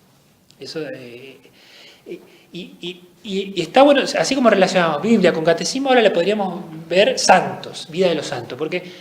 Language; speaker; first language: Spanish; native; Spanish